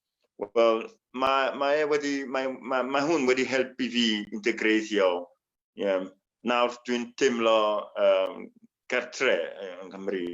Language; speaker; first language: Welsh; non-native, fluent; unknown